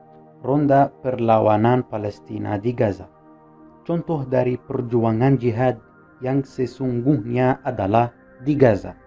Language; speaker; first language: Indonesian; non-native, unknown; Arabic